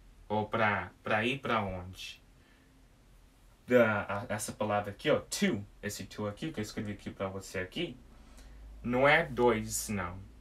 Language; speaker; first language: Portuguese; early bilingual, heritage; English